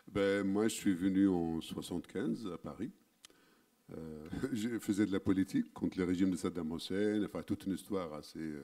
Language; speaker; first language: French; non-native, fluent; Arabic